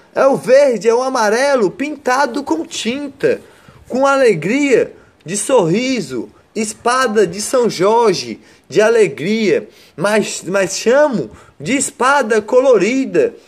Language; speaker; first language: Portuguese; native; Portuguese